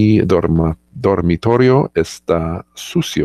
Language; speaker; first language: Spanish; non-native, learner; English